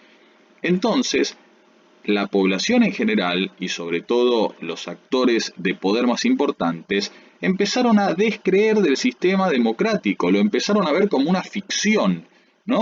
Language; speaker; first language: Spanish; native; Spanish